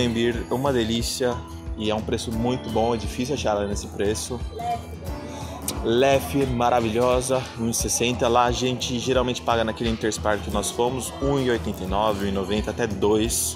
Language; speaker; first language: Portuguese; native; Portuguese